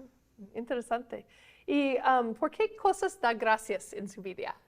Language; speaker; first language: Spanish; non-native, fluent; English